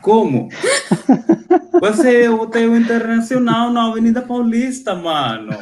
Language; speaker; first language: Portuguese; non-native, local second language; Hindi